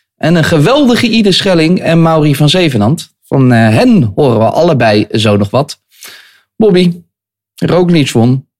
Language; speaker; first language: Dutch; native; Dutch